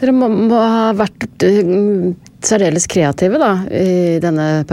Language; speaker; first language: Norwegian; native; Norwegian